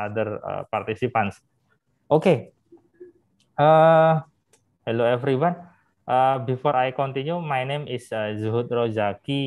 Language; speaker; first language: English; non-native, fluent; Indonesian